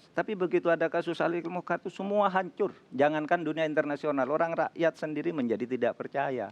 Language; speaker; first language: Indonesian; non-native, local second language; Madurese